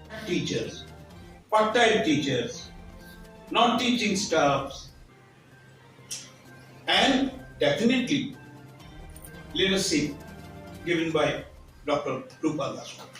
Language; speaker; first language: English; non-native, local second language; Bangla